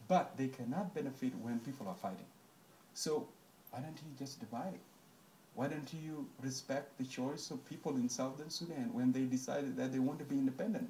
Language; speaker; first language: English; non-native, fluent; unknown